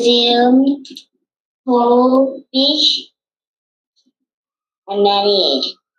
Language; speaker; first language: English; non-native, learner; Vietnamese